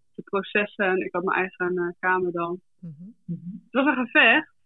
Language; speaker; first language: Dutch; native; Dutch